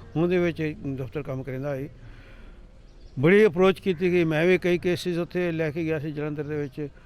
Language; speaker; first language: Punjabi; non-native, local second language; Saraiki